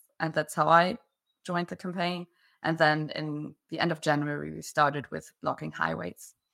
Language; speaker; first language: English; non-native, fluent; German